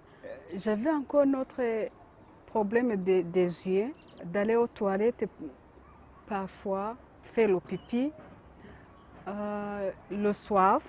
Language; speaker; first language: French; non-native, local second language; Kinyarwanda